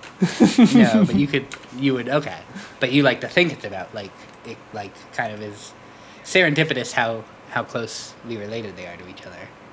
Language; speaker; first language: English; native; English